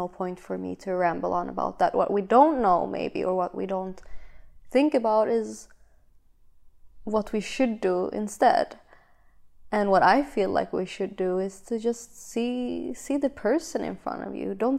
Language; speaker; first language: English; non-native, fluent; Swedish